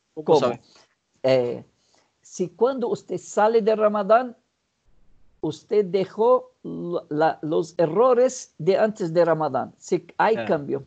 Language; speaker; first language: Spanish; non-native, fluent; Portuguese